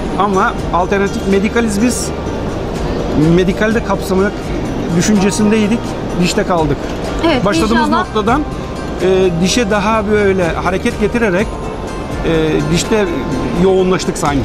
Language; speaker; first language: Turkish; early bilingual, heritage; Turkish